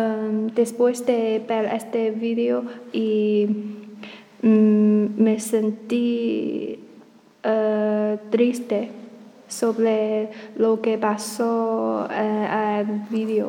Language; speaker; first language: Spanish; non-native, learner; Chinese